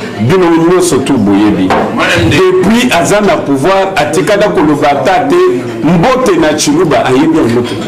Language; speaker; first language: Lingala; non-native, local second language; Luba-Lulua